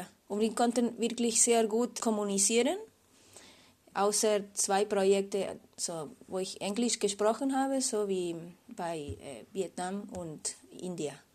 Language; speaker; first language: German; non-native, fluent; Spanish